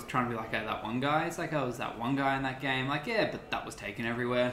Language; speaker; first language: English; native; English